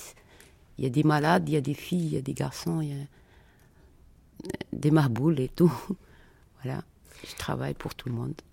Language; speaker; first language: French; non-native, learner; Arabic